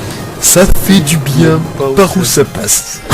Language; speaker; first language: French; native; French